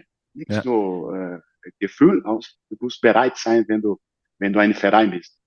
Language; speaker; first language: German; non-native, learner; Portuguese